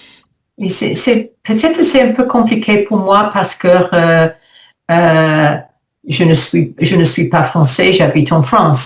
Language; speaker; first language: French; non-native, learner; English